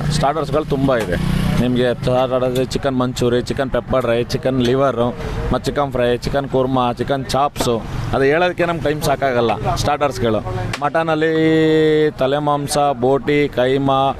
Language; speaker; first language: Kannada; native; Kannada